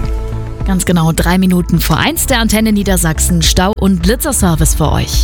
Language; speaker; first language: German; native; German